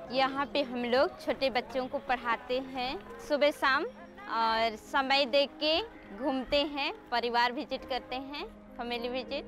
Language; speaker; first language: Hindi; non-native, local second language; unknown